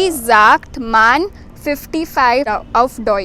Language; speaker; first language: German; non-native, learner; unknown